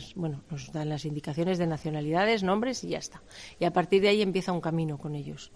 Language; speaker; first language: Spanish; native; Spanish